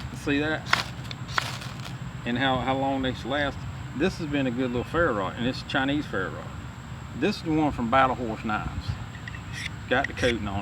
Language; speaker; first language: English; native; English